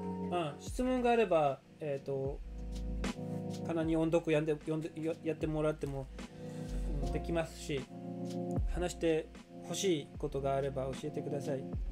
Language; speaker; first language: Japanese; non-native, fluent; Polish